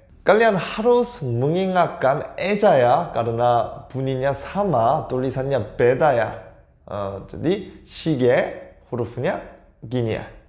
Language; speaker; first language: Indonesian; non-native, fluent; Korean